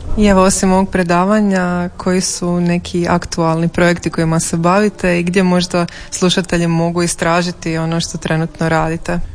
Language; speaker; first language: Croatian; native; Croatian